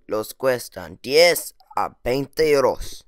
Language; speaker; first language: Spanish; non-native, learner; English